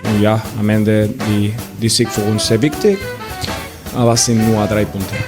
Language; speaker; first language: German; non-native, learner; Spanish